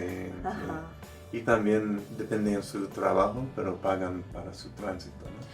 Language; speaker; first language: Spanish; non-native, learner; English